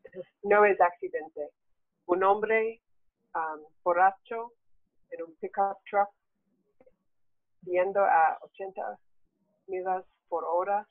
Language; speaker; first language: Spanish; non-native, learner; English